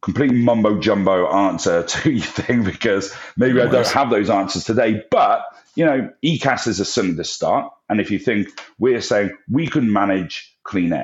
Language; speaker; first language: English; native; English